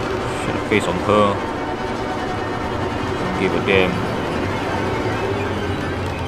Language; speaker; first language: English; non-native, fluent; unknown